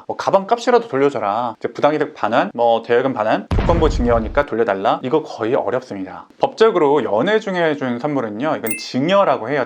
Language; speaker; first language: Korean; native; Korean